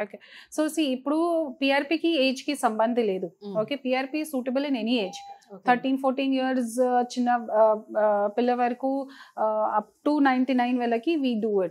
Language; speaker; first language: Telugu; non-native, fluent; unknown